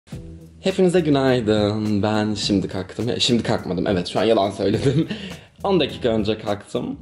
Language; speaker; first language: Turkish; native; Turkish